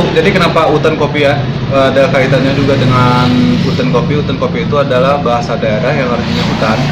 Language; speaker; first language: Indonesian; non-native, local second language; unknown